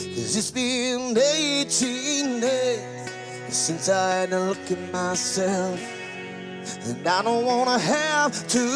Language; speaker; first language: English; native; English